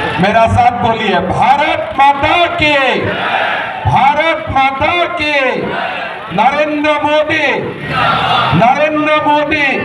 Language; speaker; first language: Hindi; non-native, local second language; Assamese